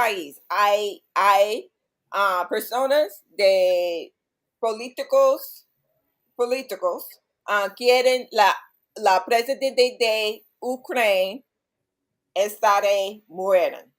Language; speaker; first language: Spanish; non-native, learner; English